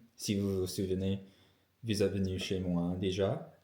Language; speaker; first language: French; non-native, learner; English